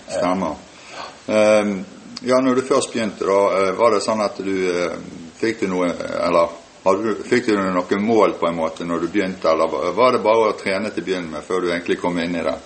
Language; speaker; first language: Norwegian; native; Norwegian